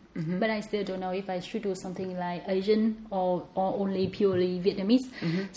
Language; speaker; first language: English; non-native, fluent; Vietnamese